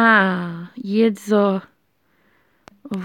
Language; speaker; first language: Polish; non-native, learner; English